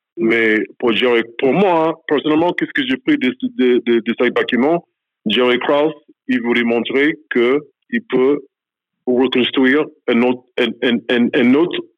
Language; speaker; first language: French; non-native, fluent; English